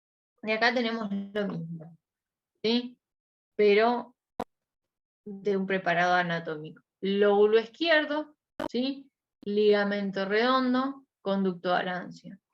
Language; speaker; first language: Spanish; native; Spanish